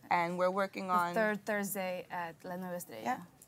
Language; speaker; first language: English; native; English